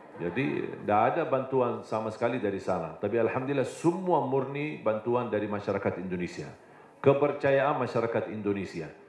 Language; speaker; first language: Indonesian; non-native, fluent; Arabic